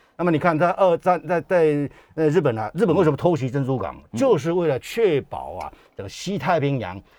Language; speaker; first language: Chinese; native; Chinese